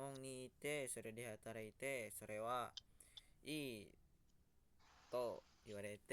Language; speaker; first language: Japanese; non-native, learner; Indonesian